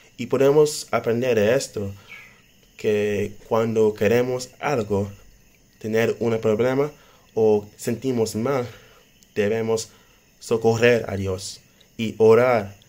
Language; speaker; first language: Spanish; non-native, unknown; English